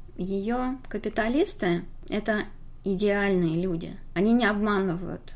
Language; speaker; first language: Russian; native; Russian